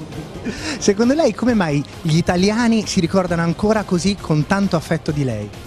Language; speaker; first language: Italian; native; Italian